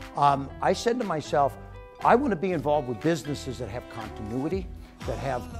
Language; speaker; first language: English; native; English